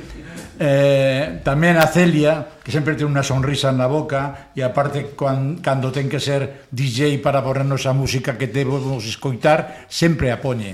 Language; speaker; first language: Galician; non-native, local second language; Spanish